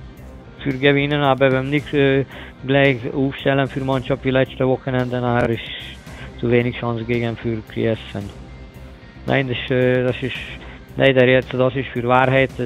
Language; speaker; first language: German; non-native, learner; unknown